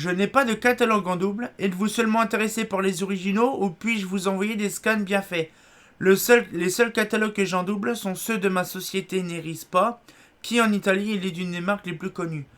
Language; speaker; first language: French; native; French